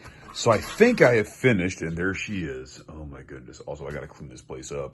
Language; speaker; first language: English; native; English